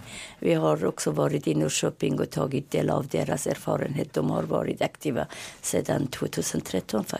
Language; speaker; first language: Swedish; non-native, fluent; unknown